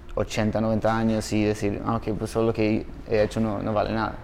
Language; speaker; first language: Spanish; non-native, fluent; English